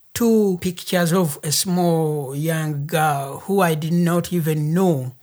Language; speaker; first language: English; non-native, local second language; Ganda